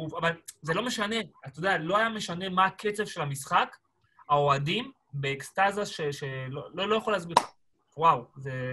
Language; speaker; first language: Hebrew; early bilingual, other home language; Spanish